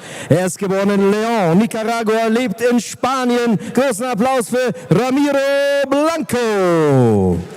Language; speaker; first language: German; native; German